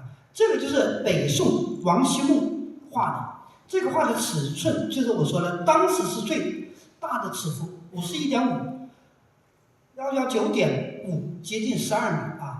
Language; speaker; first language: Chinese; native; Chinese